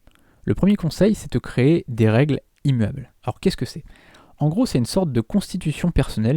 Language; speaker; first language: French; native; French